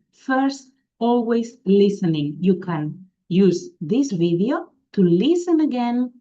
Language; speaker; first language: English; non-native, fluent; Catalan